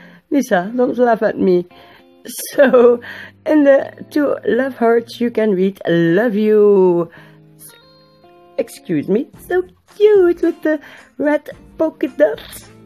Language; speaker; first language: English; non-native, learner; Dutch